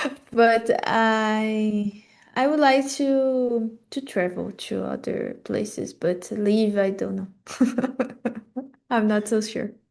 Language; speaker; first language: English; non-native, learner; Portuguese